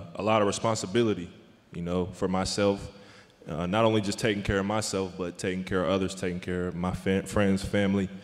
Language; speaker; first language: English; native; English